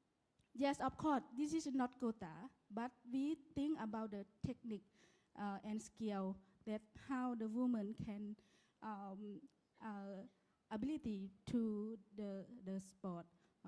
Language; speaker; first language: English; non-native, learner; Lao